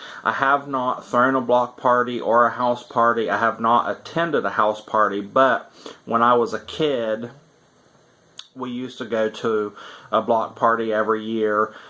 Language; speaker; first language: English; native; English